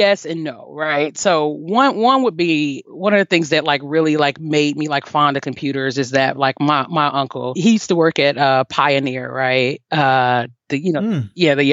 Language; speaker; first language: English; native; English